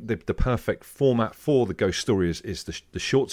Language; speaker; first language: English; native; English